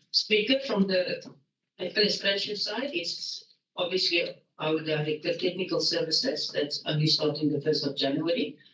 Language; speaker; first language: English; non-native, local second language; Afrikaans